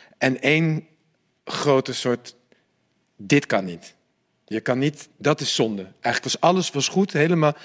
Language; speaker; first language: Dutch; native; Dutch